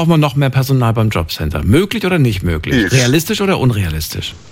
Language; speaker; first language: German; native; German